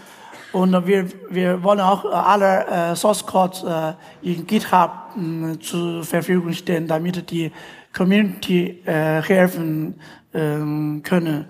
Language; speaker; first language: German; non-native, fluent; Chinese